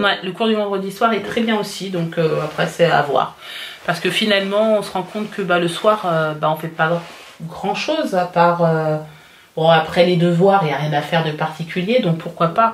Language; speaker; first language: French; native; French